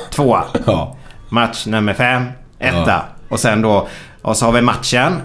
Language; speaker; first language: Swedish; native; Swedish